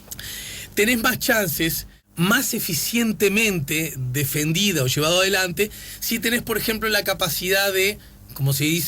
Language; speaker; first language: Spanish; native; Spanish